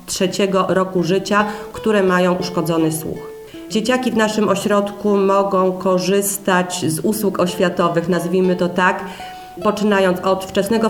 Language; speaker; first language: Polish; native; Polish